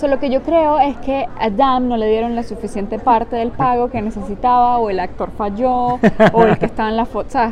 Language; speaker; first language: Spanish; native; Spanish